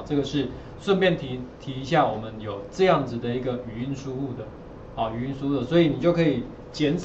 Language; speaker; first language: Chinese; native; Chinese